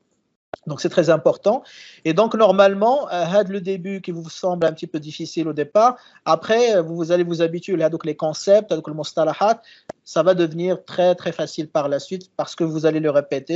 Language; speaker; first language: French; non-native, local second language; Arabic